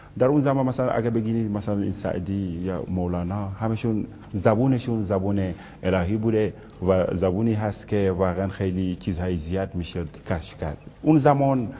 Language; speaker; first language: Persian; non-native, fluent; Wolof